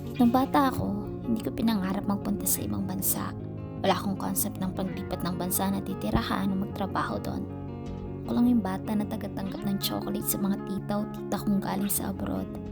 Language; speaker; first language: Filipino; native; Filipino